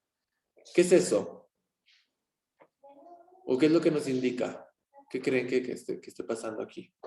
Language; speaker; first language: Spanish; native; Spanish